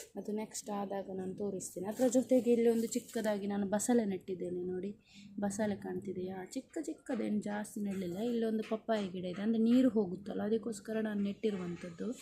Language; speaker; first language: Kannada; non-native, local second language; Tulu